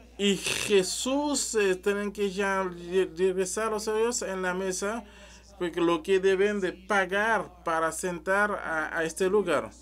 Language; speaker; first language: Spanish; non-native, learner; French